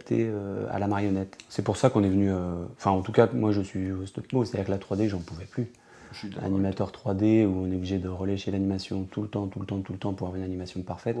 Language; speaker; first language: French; native; French